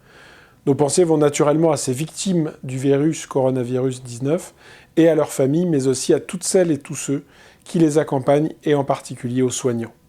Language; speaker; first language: French; native; French